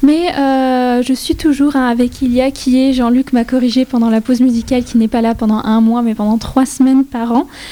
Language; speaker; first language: French; native; French